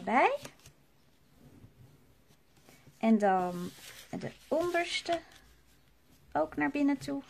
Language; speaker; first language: Dutch; native; Dutch